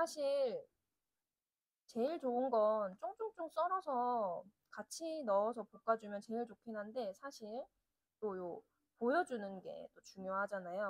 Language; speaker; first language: Korean; native; Korean